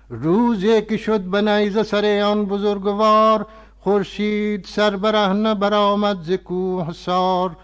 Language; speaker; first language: Persian; non-native, fluent; Urdu